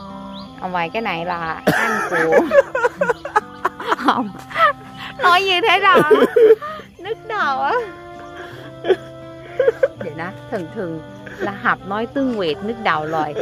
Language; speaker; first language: Vietnamese; non-native, learner; Thai